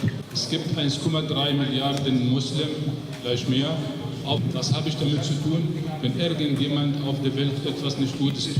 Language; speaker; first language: German; non-native, learner; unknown